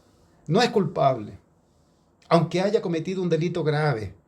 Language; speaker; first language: Spanish; native; Spanish